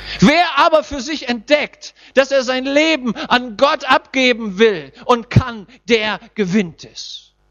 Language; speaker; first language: German; native; German